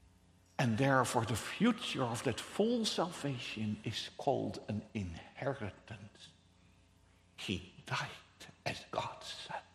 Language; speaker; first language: English; non-native, fluent; Dutch